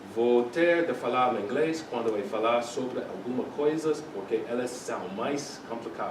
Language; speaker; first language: Portuguese; non-native, learner; English